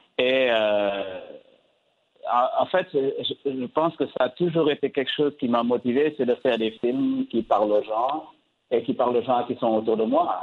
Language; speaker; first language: French; non-native, local second language; Wolof